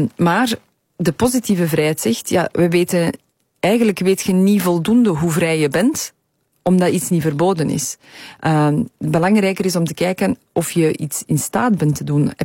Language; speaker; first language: Dutch; early bilingual, other home language; Polish